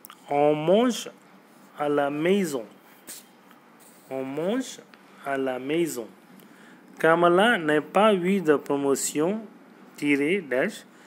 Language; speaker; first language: French; non-native, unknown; Tamil